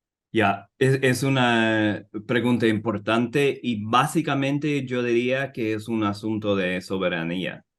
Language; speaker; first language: Spanish; non-native, fluent; English